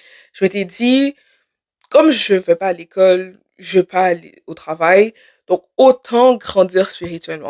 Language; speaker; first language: French; native; French